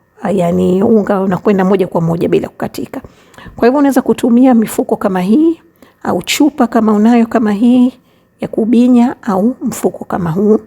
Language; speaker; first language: Swahili; native; Swahili